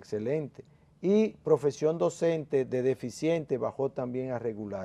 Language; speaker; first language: Spanish; native; Spanish